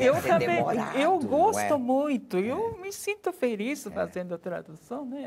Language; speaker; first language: Portuguese; non-native, learner; Japanese